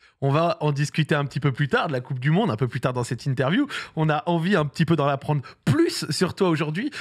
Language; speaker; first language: French; early bilingual, other home language; Arabic